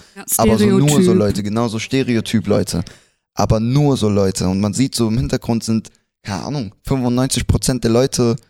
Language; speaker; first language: German; early bilingual, other home language; Spanish